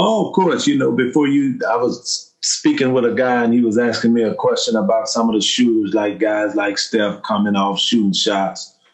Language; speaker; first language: English; native; English